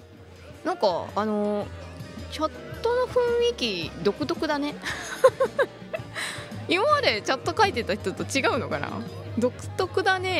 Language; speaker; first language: Japanese; native; Japanese